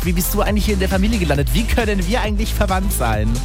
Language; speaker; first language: German; native; German